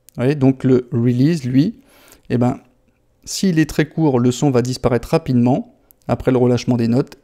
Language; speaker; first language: French; native; French